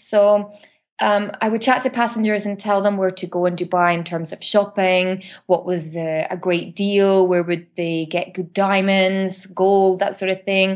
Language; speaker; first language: English; native; English